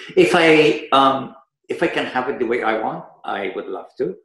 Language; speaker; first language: English; early bilingual, other home language; Persian